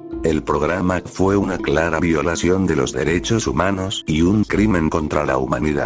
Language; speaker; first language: Spanish; native; Spanish